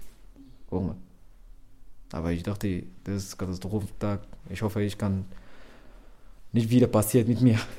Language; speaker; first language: German; non-native, learner; Arabic